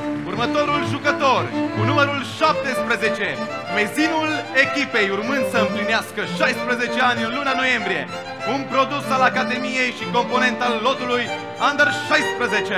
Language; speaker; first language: Romanian; native; Romanian